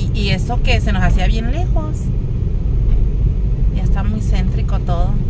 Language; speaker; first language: Spanish; native; Spanish